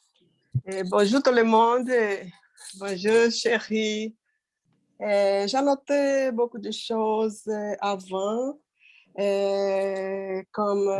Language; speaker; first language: French; non-native, learner; Portuguese